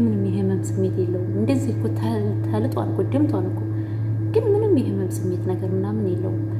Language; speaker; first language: Amharic; native; Amharic